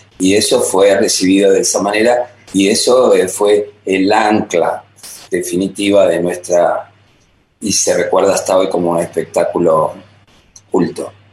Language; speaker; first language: Spanish; native; Spanish